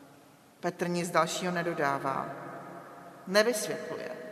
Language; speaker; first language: Czech; native; Czech